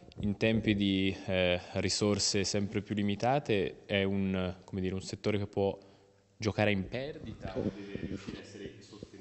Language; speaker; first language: Italian; native; Italian